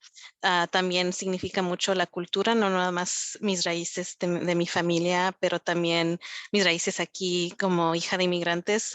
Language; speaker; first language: Spanish; early bilingual, heritage; Spanish